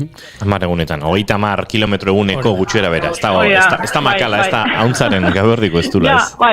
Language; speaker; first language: Basque; native; Basque